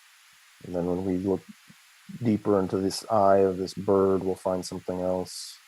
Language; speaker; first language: English; native; English